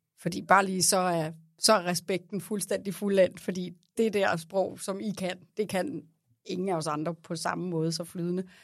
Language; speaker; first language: Danish; native; Danish